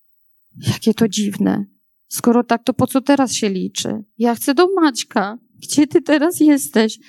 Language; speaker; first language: Polish; native; Polish